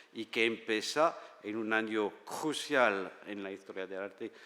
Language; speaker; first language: Spanish; non-native, fluent; French